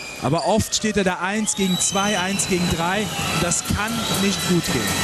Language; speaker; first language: German; native; German